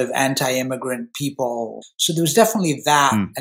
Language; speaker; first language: English; native; English